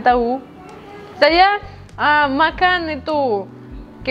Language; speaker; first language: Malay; non-native, learner; Russian